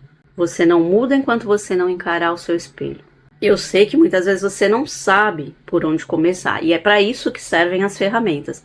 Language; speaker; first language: Portuguese; native; Portuguese